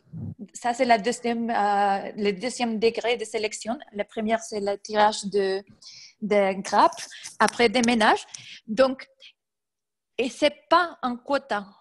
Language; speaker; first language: French; non-native, fluent; Spanish